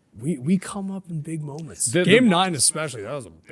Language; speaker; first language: English; native; English